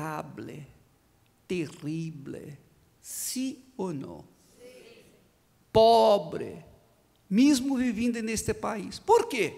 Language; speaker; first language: Portuguese; non-native, fluent; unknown